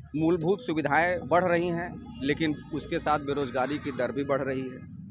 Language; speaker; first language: Hindi; native; Hindi